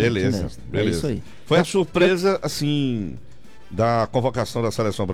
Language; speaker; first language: Portuguese; native; Portuguese